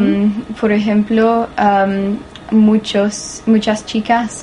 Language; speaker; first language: Spanish; non-native, learner; English